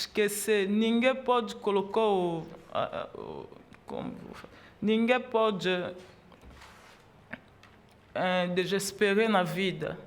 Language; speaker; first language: Portuguese; non-native, learner; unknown